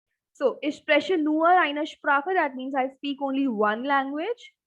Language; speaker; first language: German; non-native, fluent; Hindi